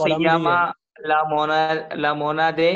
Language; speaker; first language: Spanish; non-native, learner; Urdu